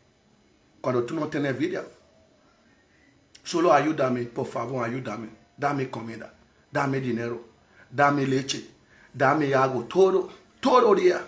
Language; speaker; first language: Spanish; non-native, learner; Bini